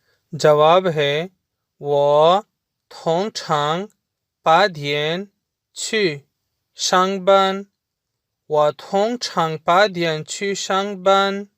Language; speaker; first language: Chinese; non-native, fluent; Urdu